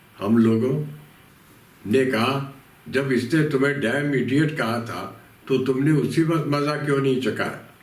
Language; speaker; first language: Urdu; native; Urdu